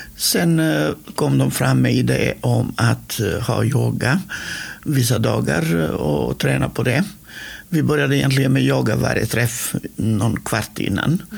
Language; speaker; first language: Swedish; non-native, fluent; Macedonian